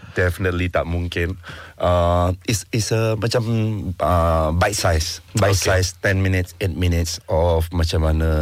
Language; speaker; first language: English; non-native, local second language; Malay